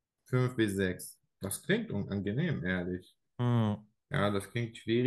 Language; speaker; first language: German; non-native, learner; Arabic